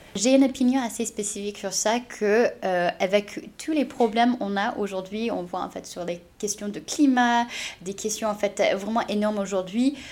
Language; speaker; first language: French; non-native, fluent; English